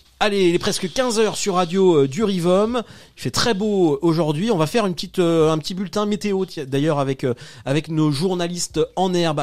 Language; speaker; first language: French; native; French